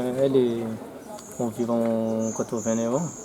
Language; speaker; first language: French; non-native, local second language; Malagasy